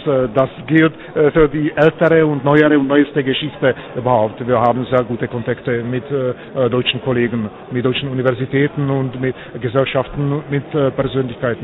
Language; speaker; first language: German; non-native, fluent; Czech